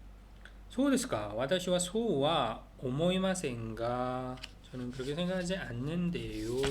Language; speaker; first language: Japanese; non-native, learner; Korean